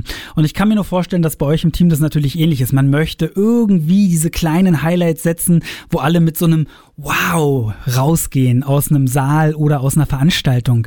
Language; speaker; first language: German; native; German